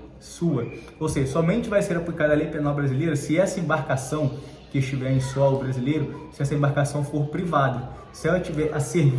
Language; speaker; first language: Portuguese; native; Portuguese